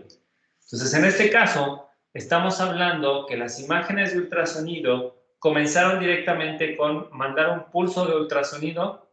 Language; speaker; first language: Spanish; native; Spanish